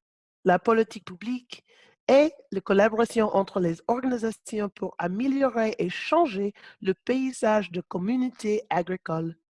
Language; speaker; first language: French; non-native, learner; English